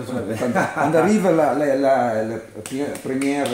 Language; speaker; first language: French; non-native, learner; Italian